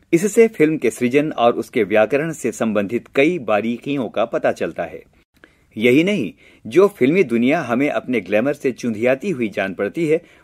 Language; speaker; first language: Hindi; native; Hindi